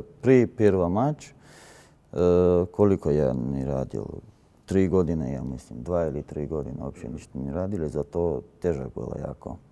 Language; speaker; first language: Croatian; non-native, learner; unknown